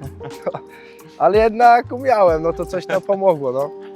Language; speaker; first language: Polish; early bilingual, heritage; Polish